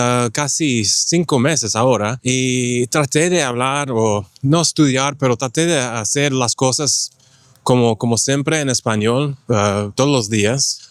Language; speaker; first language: Spanish; non-native, fluent; English